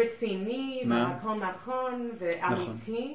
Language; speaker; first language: Hebrew; non-native, learner; English